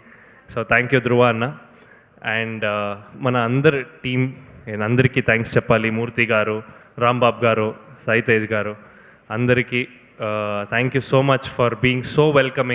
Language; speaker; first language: Telugu; non-native, learner; Kannada